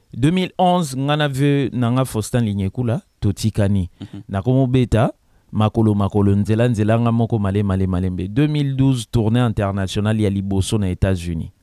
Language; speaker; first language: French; non-native, local second language; Lingala